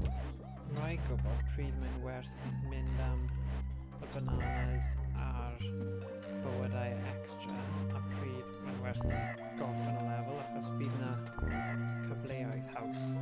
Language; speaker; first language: Welsh; native; Welsh